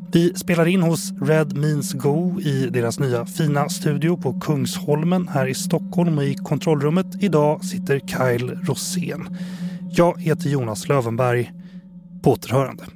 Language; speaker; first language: Swedish; native; Swedish